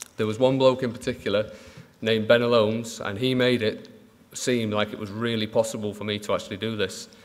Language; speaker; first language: English; native; English